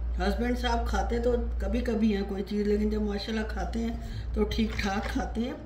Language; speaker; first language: Urdu; native; Urdu